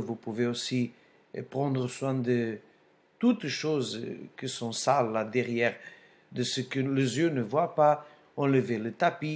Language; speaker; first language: French; non-native, fluent; Portuguese